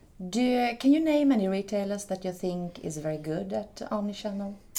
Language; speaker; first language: English; non-native, fluent; Swedish